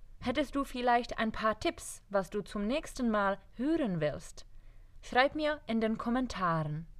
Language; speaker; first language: German; non-native, fluent; Czech